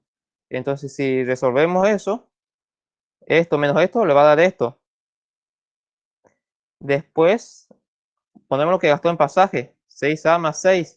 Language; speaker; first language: Spanish; native; Spanish